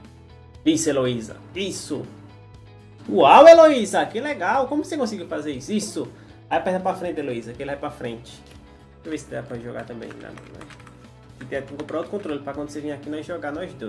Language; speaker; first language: Portuguese; native; Portuguese